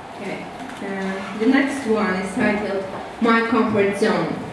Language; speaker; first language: English; non-native, fluent; Armenian